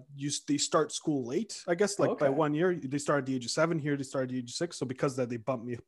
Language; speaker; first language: English; early bilingual, other home language; Romanian